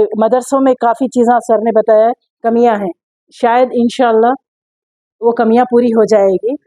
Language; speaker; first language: Hindi; non-native, local second language; Urdu